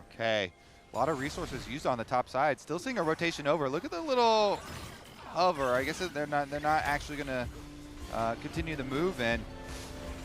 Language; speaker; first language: English; native; English